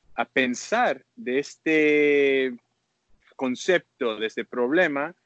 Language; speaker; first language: Spanish; early bilingual, heritage; Spanish